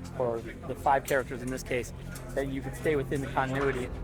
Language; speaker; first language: English; native; English